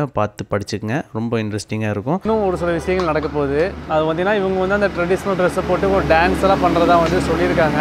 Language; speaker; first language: Tamil; native; Tamil